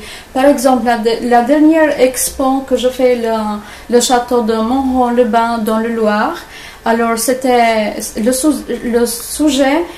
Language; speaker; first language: French; non-native, fluent; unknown